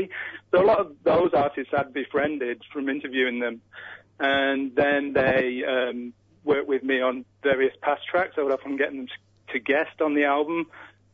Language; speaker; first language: English; native; English